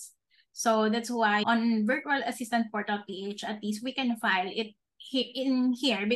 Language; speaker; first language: English; non-native, local second language; Filipino